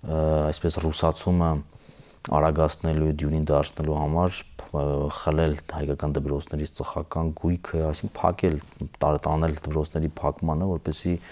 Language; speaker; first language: Armenian; native; Armenian